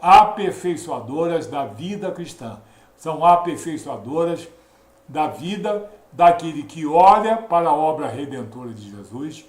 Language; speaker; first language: Portuguese; native; Portuguese